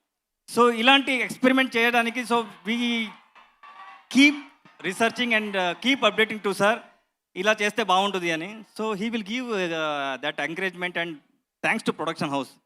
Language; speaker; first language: Telugu; non-native, learner; Kannada